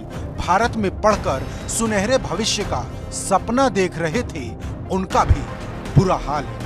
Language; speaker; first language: Hindi; native; Hindi